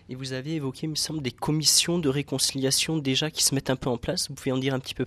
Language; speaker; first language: French; native; French